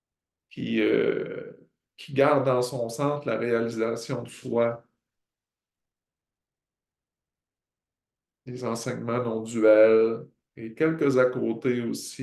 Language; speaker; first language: French; native; French